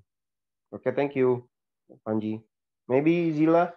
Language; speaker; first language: English; non-native, learner; Indonesian